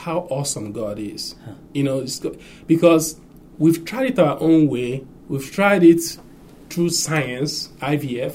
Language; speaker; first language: English; non-native, local second language; Igbo